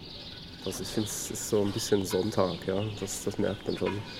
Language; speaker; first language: German; native; German